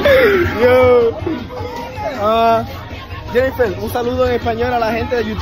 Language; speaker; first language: Spanish; early bilingual, heritage; English